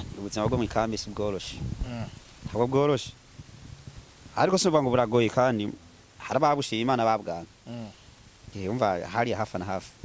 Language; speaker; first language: Rundi; non-native, local second language; Swahili